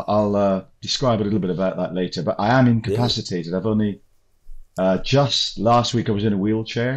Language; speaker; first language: English; native; English